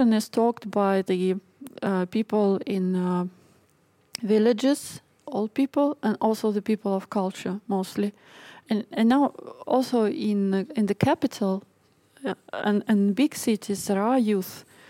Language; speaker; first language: English; non-native, fluent; Russian